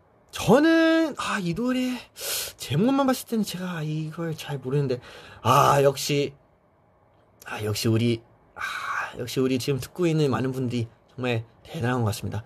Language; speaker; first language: Korean; early bilingual, heritage; Korean